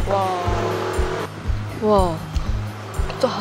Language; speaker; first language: Chinese; non-native, learner; Korean